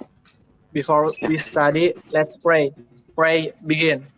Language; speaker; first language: English; non-native, learner; Indonesian